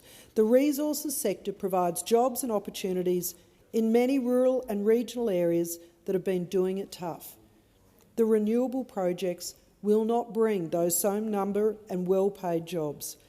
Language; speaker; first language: English; native; English